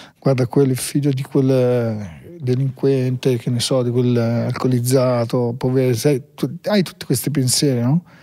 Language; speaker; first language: Italian; native; Italian